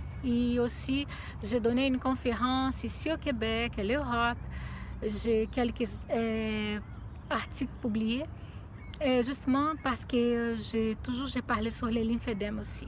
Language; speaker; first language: French; non-native, fluent; Portuguese